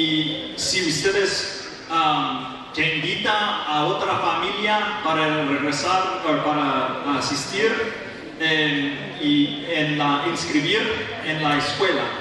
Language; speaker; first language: Spanish; non-native, learner; English